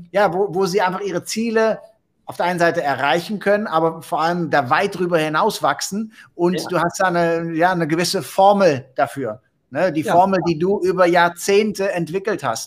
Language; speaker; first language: German; native; German